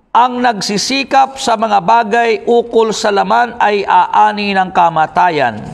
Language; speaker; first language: Filipino; native; Filipino